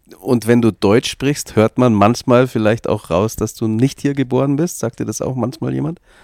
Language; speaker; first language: German; native; German